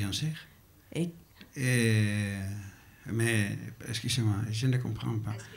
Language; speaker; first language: French; non-native, learner; Basque